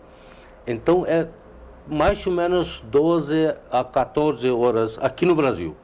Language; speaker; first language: Portuguese; non-native, learner; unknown